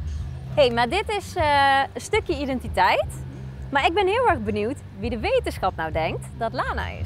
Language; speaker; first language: Dutch; native; Dutch